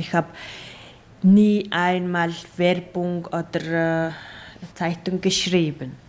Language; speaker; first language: German; non-native, learner; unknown